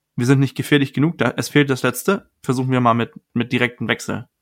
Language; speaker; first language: German; non-native, fluent; Danish